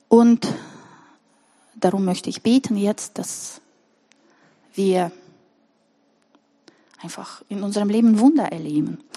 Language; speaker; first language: German; non-native, fluent; Russian